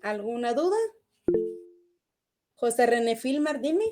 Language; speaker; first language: Spanish; native; Spanish